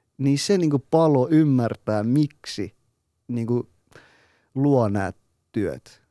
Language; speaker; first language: Finnish; early bilingual, other home language; Persian